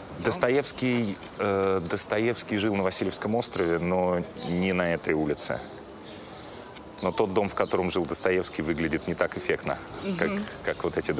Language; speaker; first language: Russian; native; Russian